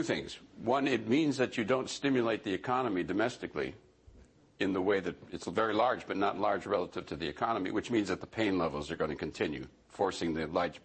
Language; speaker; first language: English; native; English